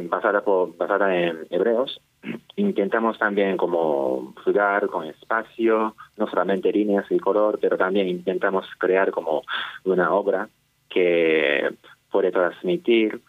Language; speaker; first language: Spanish; non-native, fluent; Japanese